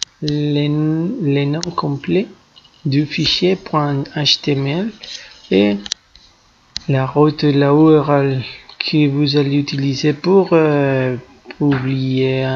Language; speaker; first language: French; non-native, fluent; Spanish